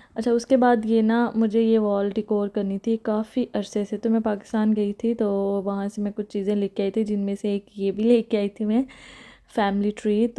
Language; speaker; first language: Urdu; native; Urdu